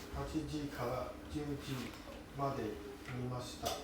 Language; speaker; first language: Japanese; non-native, learner; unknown